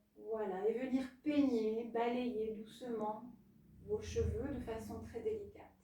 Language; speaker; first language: French; non-native, fluent; Spanish